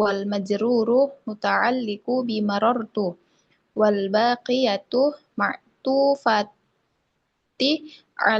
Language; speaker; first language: Arabic; non-native, learner; Indonesian